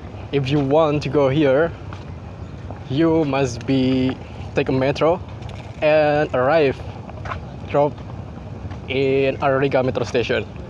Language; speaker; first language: English; non-native, learner; Indonesian